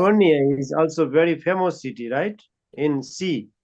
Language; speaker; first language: English; non-native, learner; Nepali